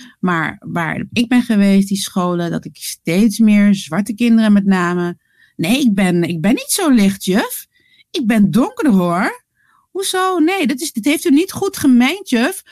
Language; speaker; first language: Dutch; native; Dutch